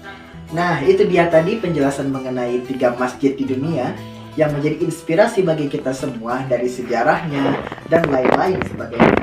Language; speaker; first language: Indonesian; native; Indonesian